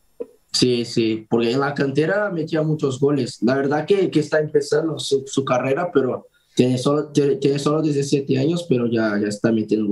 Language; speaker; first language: Spanish; non-native, fluent; Portuguese